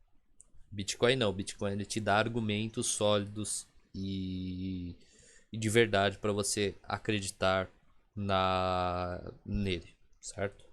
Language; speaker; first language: Portuguese; native; Portuguese